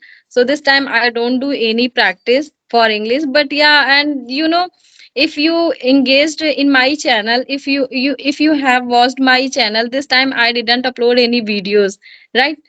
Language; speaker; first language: English; non-native, learner; Hindi